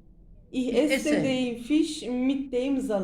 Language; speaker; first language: German; non-native, learner; Turkish